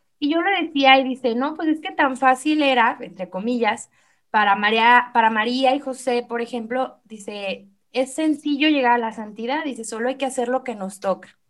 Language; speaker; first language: Spanish; native; Spanish